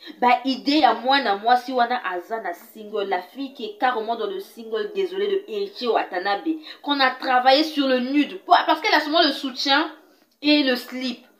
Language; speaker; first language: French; non-native, local second language; Lingala